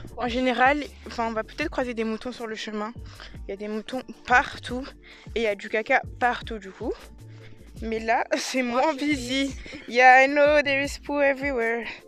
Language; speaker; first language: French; native; French